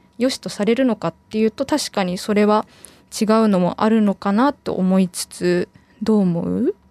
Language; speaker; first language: Japanese; native; Japanese